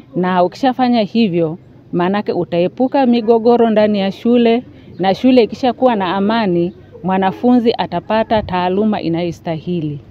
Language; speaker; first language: Swahili; native; Swahili